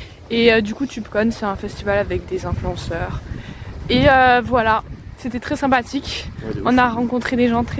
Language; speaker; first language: French; native; French